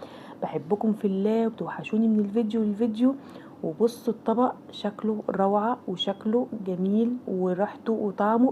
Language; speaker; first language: Arabic; native; Arabic